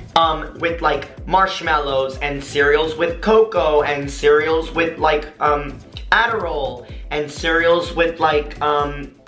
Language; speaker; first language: English; native; English